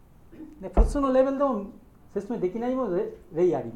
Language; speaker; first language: Japanese; non-native, learner; Bangla